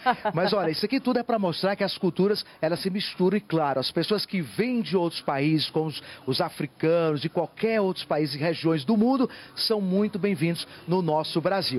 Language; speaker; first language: Portuguese; native; Portuguese